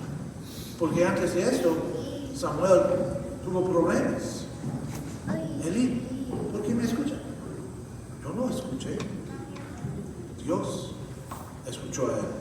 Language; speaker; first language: Spanish; non-native, fluent; English